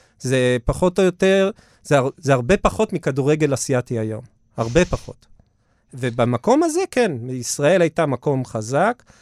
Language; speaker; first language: Hebrew; early bilingual, other home language; English